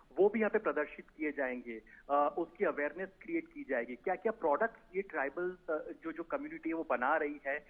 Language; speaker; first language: Hindi; native; Hindi